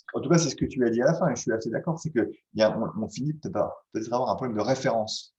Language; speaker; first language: French; native; French